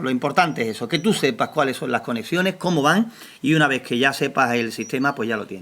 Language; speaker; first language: Spanish; native; Spanish